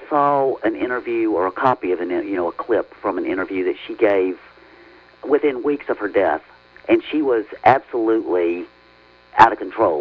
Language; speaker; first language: English; native; English